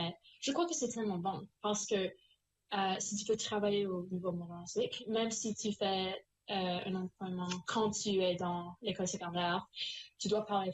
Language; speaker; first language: French; non-native, local second language; English